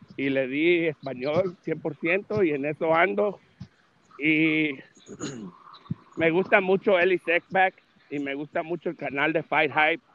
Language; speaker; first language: Spanish; early bilingual, heritage; Spanish